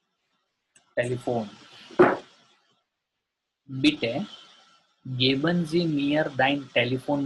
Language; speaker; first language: German; non-native, learner; Gujarati